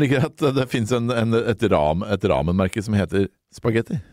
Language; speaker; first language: Norwegian; native; Norwegian